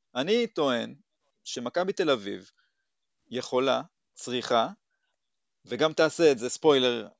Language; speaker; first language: Hebrew; native; Hebrew